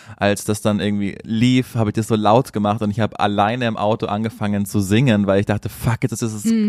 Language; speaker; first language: German; native; German